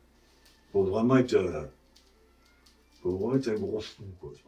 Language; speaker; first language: French; native; French